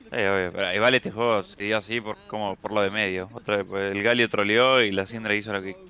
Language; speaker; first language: Spanish; native; Spanish